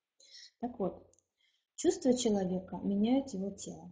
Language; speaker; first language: Russian; native; Russian